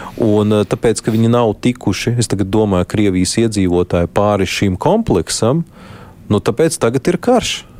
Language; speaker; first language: Latvian; native; Latvian